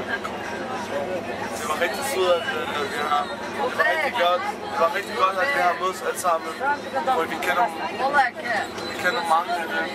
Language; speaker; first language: Danish; early bilingual, other home language; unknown